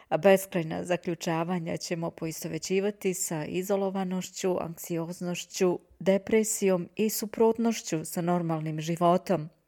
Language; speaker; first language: Serbian; native; Serbian